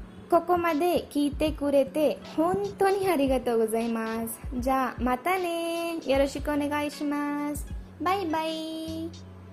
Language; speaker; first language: Japanese; non-native, learner; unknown